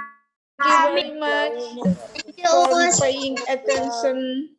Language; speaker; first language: English; non-native, learner; Indonesian